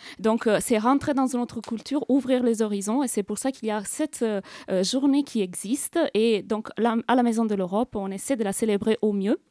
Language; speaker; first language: French; non-native, fluent; Italian